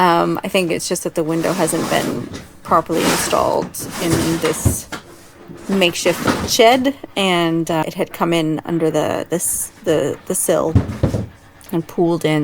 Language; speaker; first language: English; native; English